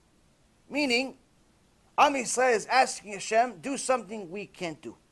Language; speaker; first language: English; native; English